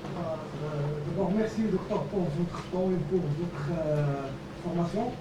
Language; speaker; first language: French; non-native, local second language; Arabic